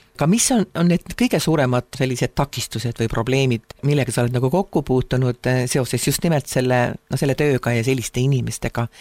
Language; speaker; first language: Estonian; native; Estonian